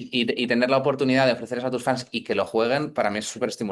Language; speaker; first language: Spanish; native; Spanish